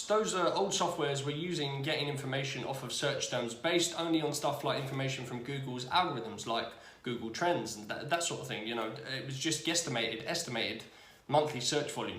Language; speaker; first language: English; native; English